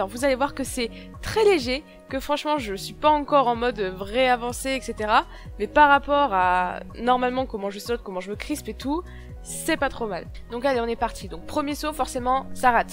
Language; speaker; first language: French; native; French